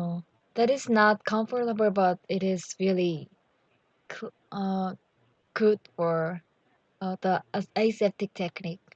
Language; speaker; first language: English; non-native, learner; Korean